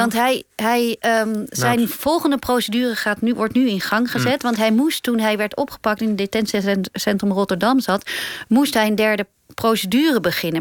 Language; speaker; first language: Dutch; native; Dutch